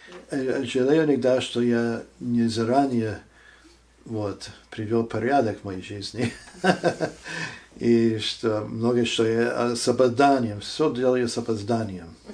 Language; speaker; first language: Russian; non-native, fluent; English